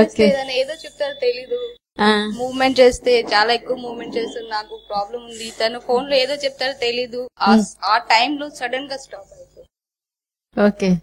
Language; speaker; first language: Telugu; non-native, learner; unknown